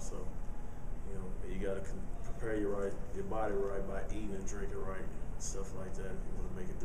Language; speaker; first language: English; native; English